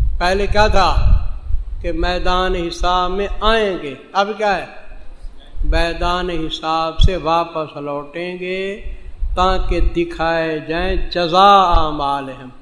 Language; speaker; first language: Urdu; non-native, local second language; Saraiki